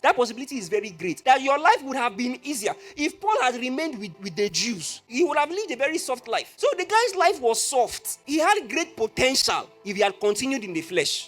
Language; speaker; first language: English; non-native, local second language; Yoruba